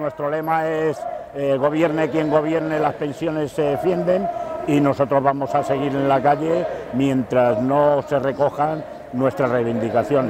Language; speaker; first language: Spanish; native; Spanish